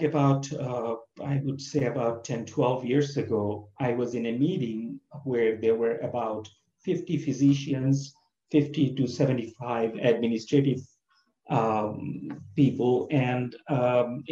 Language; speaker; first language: English; non-native, local second language; Bangla